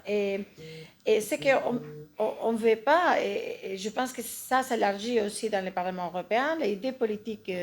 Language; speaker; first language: French; non-native, fluent; Spanish